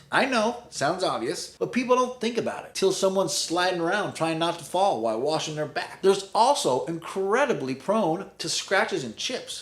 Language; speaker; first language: English; native; English